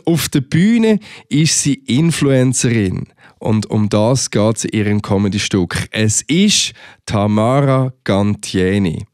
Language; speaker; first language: German; native; German